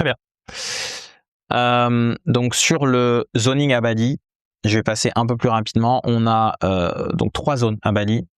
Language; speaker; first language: French; native; French